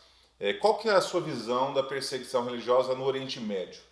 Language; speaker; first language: Portuguese; native; Portuguese